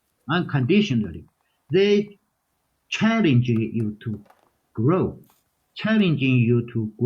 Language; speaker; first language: English; non-native, learner; Chinese